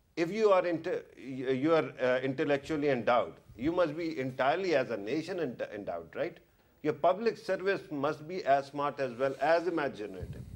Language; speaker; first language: English; non-native, local second language; Urdu